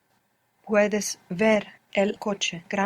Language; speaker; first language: Spanish; non-native, learner; English